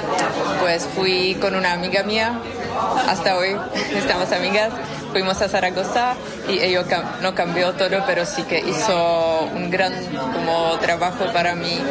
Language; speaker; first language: Spanish; non-native, fluent; Czech